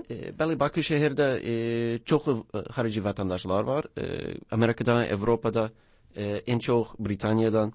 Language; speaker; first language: Azerbaijani; non-native, learner; English